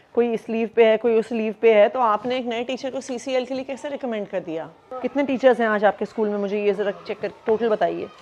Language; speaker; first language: Hindi; native; Hindi